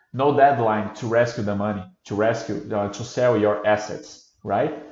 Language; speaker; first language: English; non-native, fluent; Portuguese